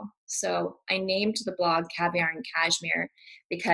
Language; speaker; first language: English; native; English